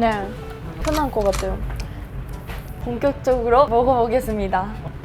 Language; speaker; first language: Korean; early bilingual, heritage; Japanese